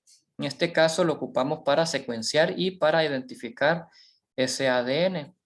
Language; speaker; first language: Spanish; native; Spanish